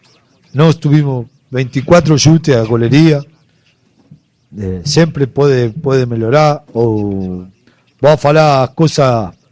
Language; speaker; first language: Portuguese; non-native, local second language; Spanish